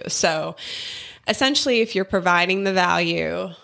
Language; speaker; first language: English; native; English